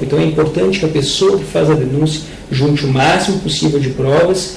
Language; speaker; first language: Portuguese; native; Portuguese